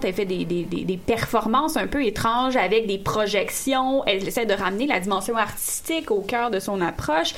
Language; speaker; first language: French; native; French